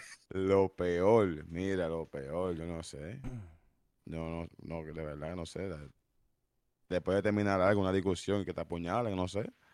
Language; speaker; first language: Spanish; early bilingual, heritage; Spanish